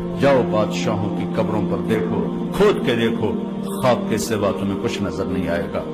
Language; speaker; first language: Urdu; non-native, local second language; Punjabi